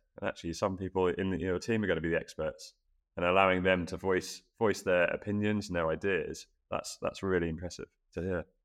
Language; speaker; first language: English; native; English